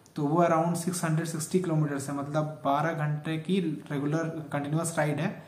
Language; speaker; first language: Hindi; native; Hindi